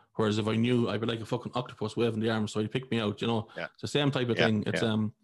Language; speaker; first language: English; native; English